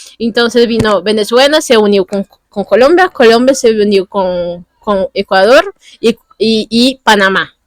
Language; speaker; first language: Spanish; non-native, fluent; Portuguese